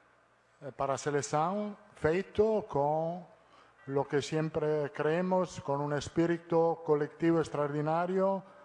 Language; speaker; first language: Portuguese; non-native, fluent; Italian